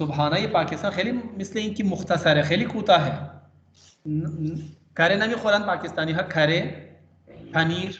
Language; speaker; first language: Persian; non-native, fluent; Urdu